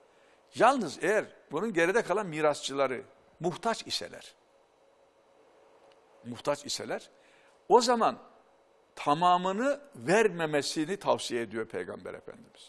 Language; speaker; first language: Turkish; native; Turkish